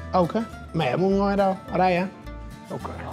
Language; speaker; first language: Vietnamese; non-native, learner; English